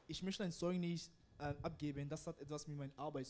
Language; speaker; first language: German; non-native, learner; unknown